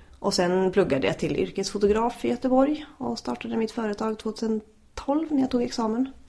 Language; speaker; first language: Swedish; native; Swedish